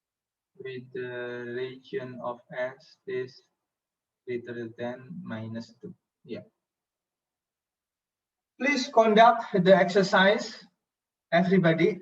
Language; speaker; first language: English; non-native, fluent; Indonesian